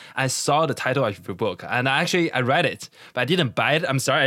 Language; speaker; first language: English; non-native, fluent; Chinese